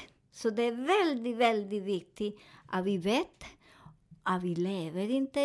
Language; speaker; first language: Swedish; non-native, learner; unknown